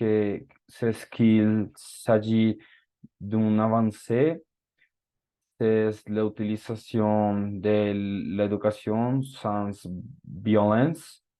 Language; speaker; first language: French; non-native, learner; Spanish